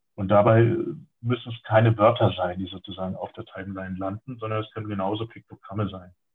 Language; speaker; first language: German; native; German